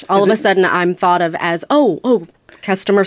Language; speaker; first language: English; non-native, fluent; Romanian